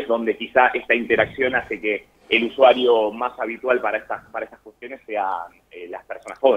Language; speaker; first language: Spanish; native; Spanish